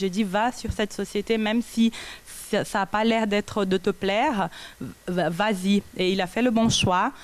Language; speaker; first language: French; non-native, fluent; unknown